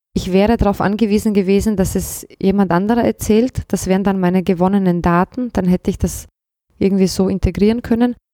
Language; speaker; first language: German; early bilingual, other home language; Bosnian